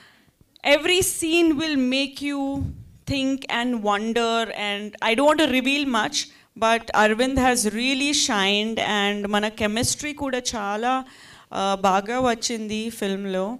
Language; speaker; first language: Telugu; non-native, fluent; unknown